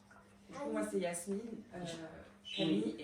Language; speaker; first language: French; native; French